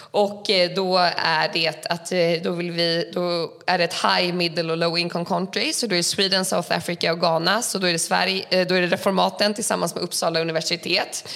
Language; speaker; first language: Swedish; native; Swedish